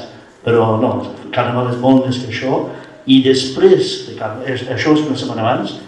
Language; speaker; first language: Catalan; non-native, fluent; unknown